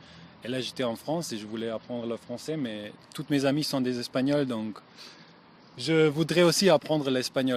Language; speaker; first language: French; non-native, learner; German